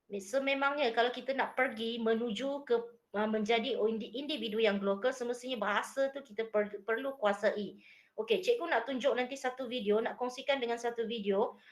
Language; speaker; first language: Malay; native; Malay